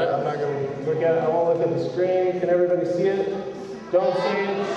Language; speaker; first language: English; native; English